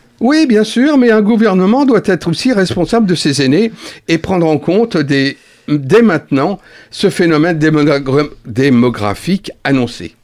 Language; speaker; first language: French; native; French